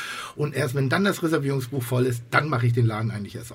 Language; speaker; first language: German; native; German